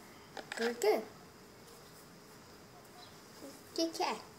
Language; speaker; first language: Portuguese; native; Portuguese